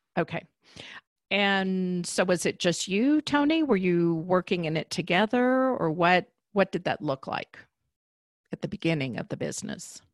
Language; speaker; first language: English; native; English